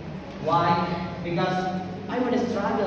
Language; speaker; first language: English; non-native, learner; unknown